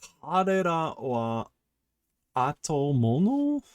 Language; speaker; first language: Japanese; non-native, learner; English